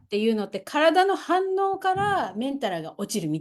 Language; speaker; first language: Japanese; native; Japanese